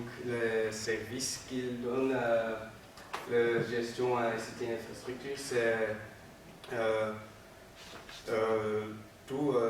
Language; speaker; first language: French; non-native, learner; Dutch